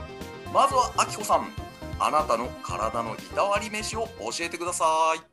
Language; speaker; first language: Japanese; native; Japanese